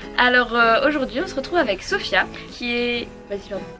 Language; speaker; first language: French; native; French